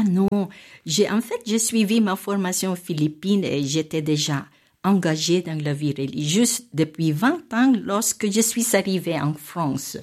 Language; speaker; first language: French; non-native, fluent; Filipino